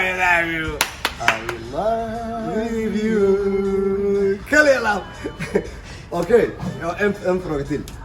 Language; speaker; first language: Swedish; non-native, learner; Somali